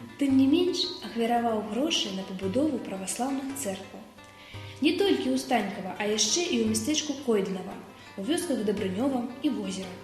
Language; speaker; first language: Belarusian; native; Belarusian